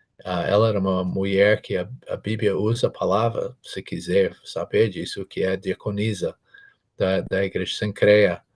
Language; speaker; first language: Portuguese; non-native, fluent; English